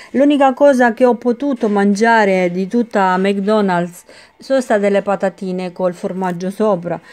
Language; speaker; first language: Italian; non-native, fluent; Romanian